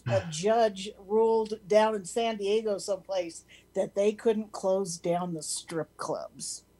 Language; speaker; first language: English; native; English